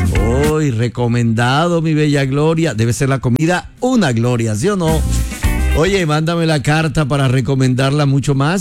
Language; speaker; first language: Spanish; native; Spanish